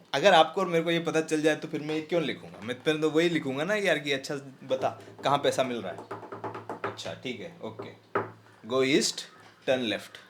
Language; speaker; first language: Hindi; native; Hindi